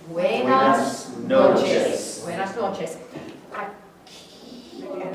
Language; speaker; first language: Spanish; non-native, fluent; English